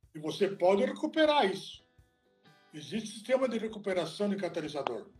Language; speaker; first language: Portuguese; non-native, fluent; Italian